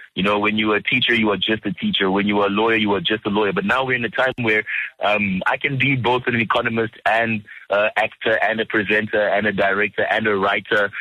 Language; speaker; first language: English; early bilingual, other home language; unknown